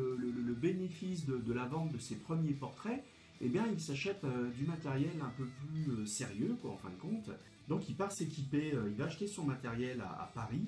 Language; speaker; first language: French; native; French